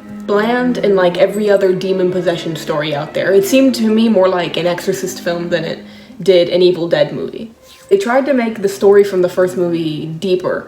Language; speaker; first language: English; native; English